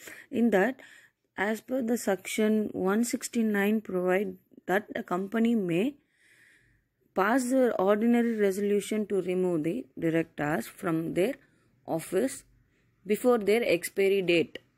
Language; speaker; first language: English; non-native, local second language; Tamil